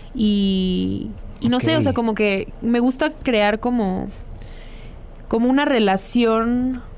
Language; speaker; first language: Spanish; native; Spanish